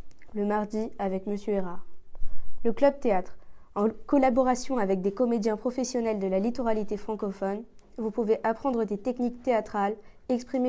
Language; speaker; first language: French; native; French